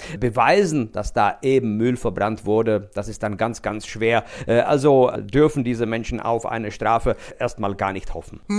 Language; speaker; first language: German; non-native, fluent; Czech